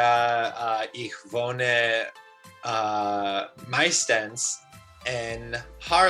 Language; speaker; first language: German; non-native, learner; English